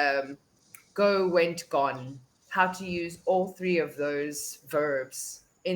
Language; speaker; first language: English; non-native, fluent; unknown